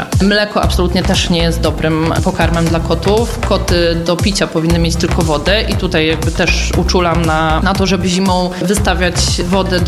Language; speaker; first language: Polish; native; Polish